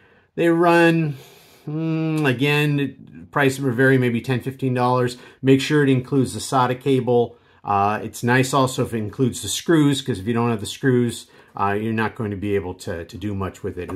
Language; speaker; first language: English; native; English